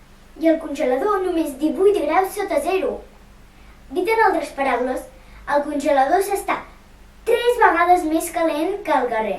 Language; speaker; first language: Catalan; early bilingual, other home language; Russian